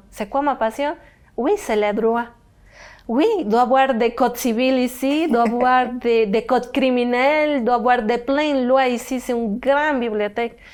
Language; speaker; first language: French; non-native, learner; Spanish